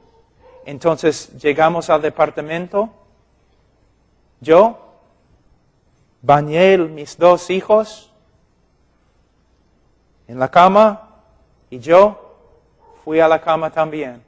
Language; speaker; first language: Spanish; non-native, fluent; English